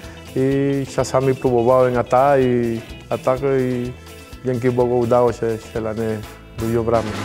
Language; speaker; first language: Polish; non-native, learner; Spanish